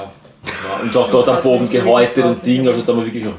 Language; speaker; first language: German; native; German